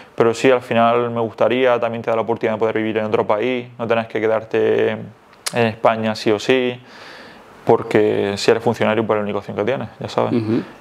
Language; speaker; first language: Spanish; native; Spanish